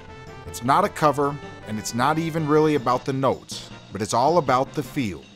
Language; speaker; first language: English; native; English